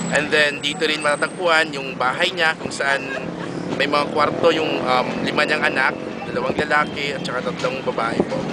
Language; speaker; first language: Filipino; native; Filipino